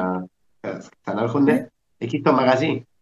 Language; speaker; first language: Greek; early bilingual, heritage; Spanish